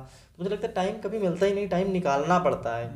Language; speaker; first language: Hindi; native; Hindi